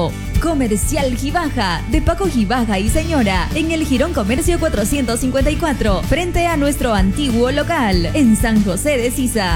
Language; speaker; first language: Spanish; native; Spanish